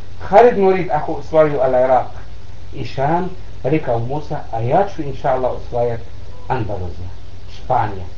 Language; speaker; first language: Bosnian; non-native, learner; Arabic